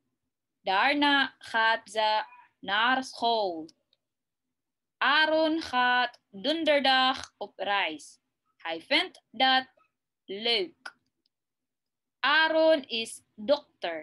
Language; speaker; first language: Dutch; non-native, learner; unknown